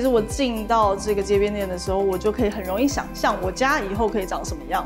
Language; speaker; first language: Chinese; native; Chinese